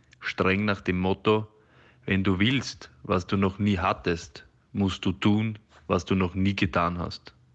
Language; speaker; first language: German; native; German